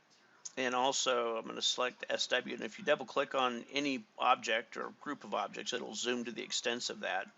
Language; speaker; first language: English; native; English